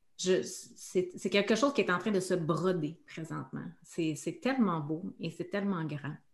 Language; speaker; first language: French; native; French